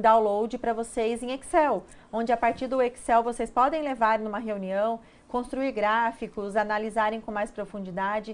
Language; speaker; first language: Portuguese; native; Portuguese